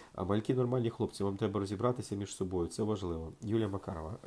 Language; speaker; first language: Ukrainian; native; Ukrainian